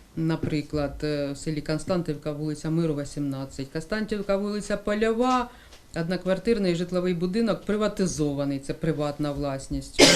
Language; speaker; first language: Ukrainian; non-native, local second language; Russian